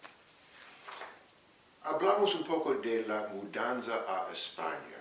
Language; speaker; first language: Spanish; non-native, fluent; English